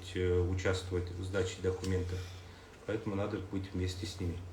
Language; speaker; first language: Russian; non-native, local second language; Kazakh